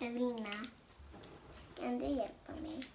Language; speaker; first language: Swedish; early bilingual, other home language; Thai